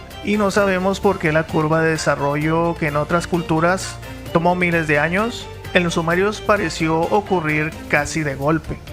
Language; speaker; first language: Spanish; native; Spanish